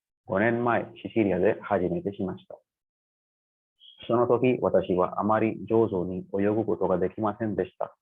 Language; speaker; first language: Japanese; non-native, learner; Hindi